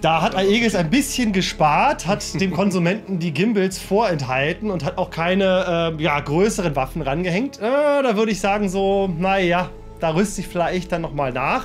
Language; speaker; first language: German; native; German